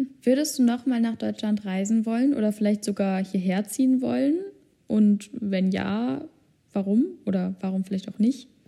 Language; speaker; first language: German; native; German